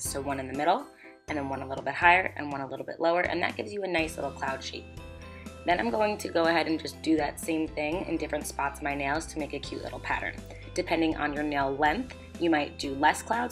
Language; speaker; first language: English; native; English